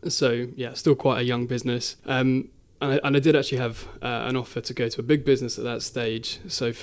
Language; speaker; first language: English; native; English